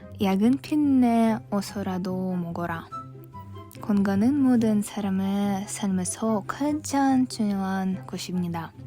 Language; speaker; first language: Korean; non-native, learner; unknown